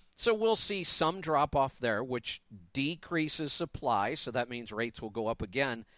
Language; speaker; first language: English; native; English